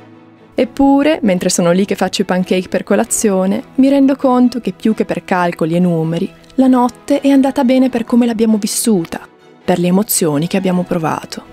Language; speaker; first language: Italian; native; Italian